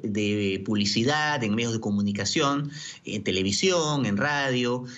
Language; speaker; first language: Spanish; native; Spanish